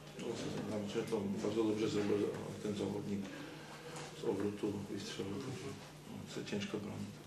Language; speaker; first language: Polish; non-native, learner; Czech